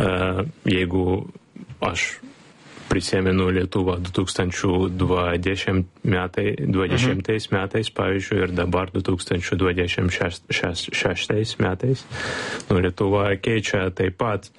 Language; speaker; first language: Lithuanian; non-native, learner; Ukrainian